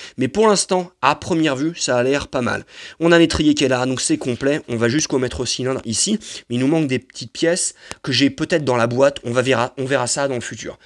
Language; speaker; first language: French; native; French